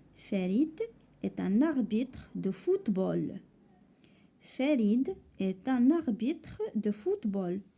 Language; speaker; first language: French; non-native, local second language; Arabic